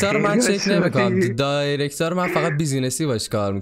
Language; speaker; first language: Persian; native; Persian